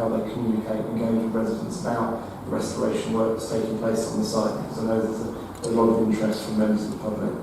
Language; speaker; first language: English; native; English